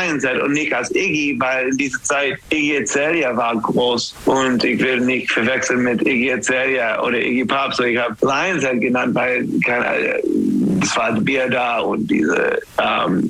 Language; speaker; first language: German; non-native, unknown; English